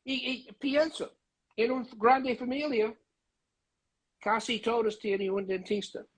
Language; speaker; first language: Spanish; non-native, learner; English